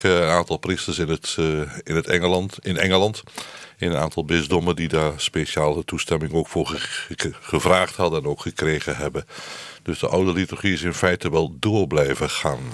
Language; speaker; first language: Dutch; native; Dutch